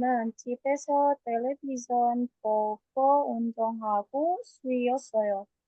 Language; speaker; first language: Korean; non-native, learner; Indonesian